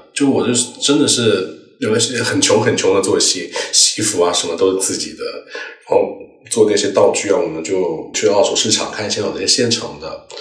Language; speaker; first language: Chinese; non-native, local second language; Cantonese